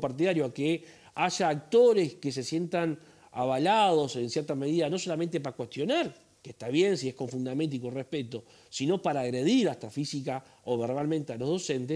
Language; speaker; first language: Spanish; native; Spanish